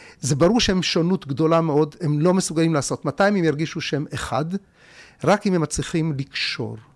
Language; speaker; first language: Hebrew; early bilingual, other home language; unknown